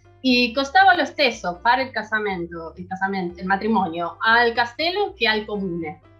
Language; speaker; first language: Italian; non-native, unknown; Spanish